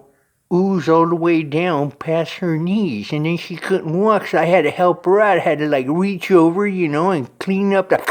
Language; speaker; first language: English; native; English